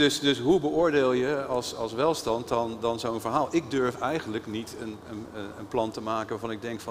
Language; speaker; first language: Dutch; native; Dutch